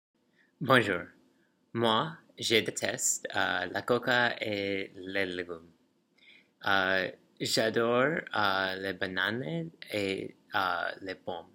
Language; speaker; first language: French; non-native, learner; English